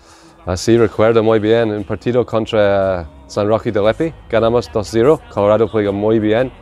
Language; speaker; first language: Spanish; non-native, learner; English